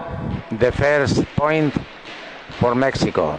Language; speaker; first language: English; non-native, learner; Spanish